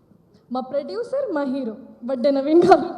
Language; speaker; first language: Telugu; non-native, local second language; Hindi